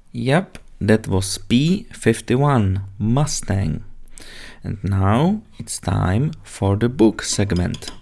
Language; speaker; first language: English; non-native, fluent; Czech